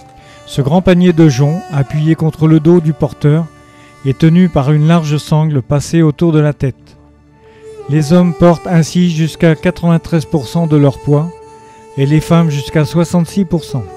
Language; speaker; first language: French; native; French